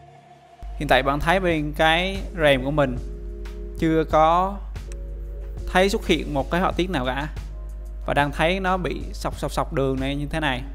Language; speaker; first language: Vietnamese; native; Vietnamese